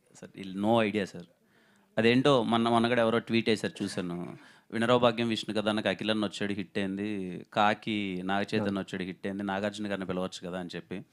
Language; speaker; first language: Telugu; native; Telugu